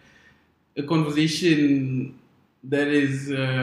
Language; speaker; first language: English; non-native, local second language; Malay